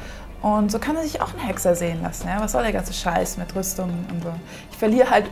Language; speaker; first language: German; native; German